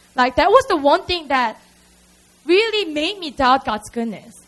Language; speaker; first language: English; non-native, fluent; Korean